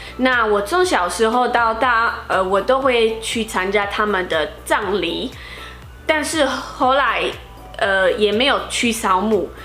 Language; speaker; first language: Chinese; non-native, fluent; Portuguese